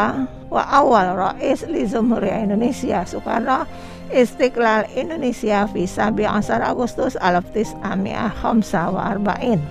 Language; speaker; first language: Arabic; non-native, fluent; Indonesian